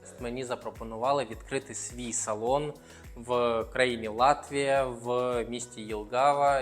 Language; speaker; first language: Ukrainian; non-native, local second language; Russian